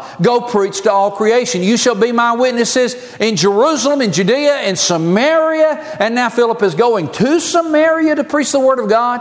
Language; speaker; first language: English; native; English